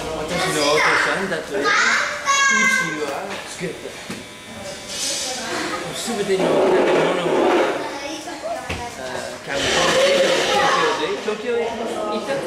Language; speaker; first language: Japanese; non-native, learner; French